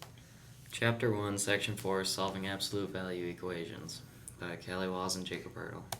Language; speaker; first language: English; native; English